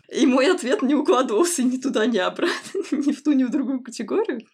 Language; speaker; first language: Russian; native; Russian